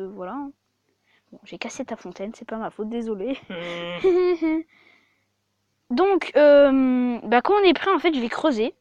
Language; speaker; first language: French; native; French